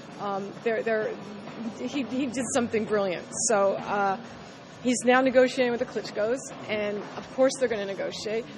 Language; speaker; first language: English; native; English